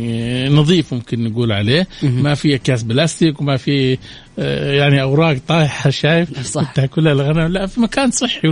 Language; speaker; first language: Arabic; native; Arabic